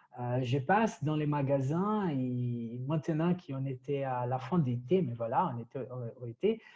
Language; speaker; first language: French; non-native, fluent; Portuguese